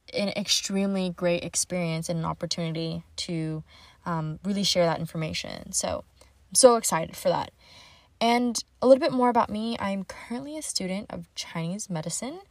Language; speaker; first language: English; native; English